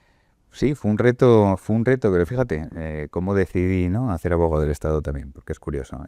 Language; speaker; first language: Spanish; native; Spanish